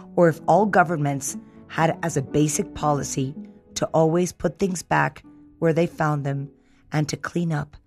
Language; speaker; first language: English; early bilingual, other home language; Spanish